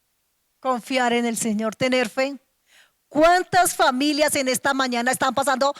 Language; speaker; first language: Spanish; native; Spanish